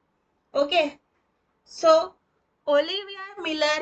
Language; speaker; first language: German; non-native, fluent; Hindi